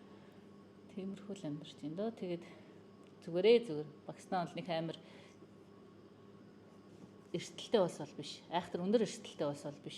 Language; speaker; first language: Mongolian; native; Mongolian